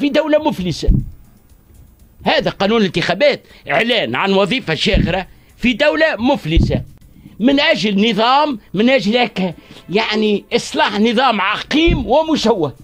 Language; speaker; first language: Arabic; native; Arabic